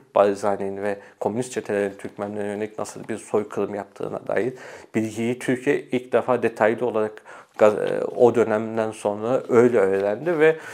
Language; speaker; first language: Turkish; early bilingual, heritage; Arabic